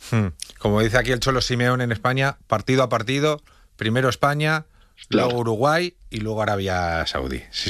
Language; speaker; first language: Spanish; native; Spanish